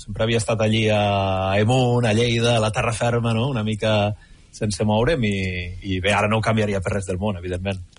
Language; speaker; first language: Catalan; native; Catalan